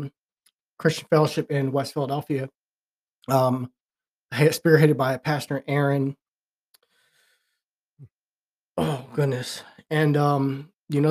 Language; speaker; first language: English; native; English